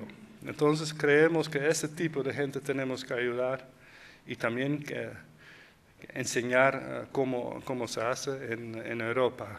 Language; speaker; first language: Spanish; non-native, fluent; Dutch